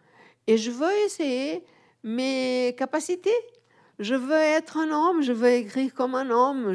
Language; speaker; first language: French; non-native, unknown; Portuguese